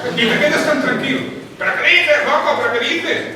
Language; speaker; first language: Spanish; non-native, local second language; Catalan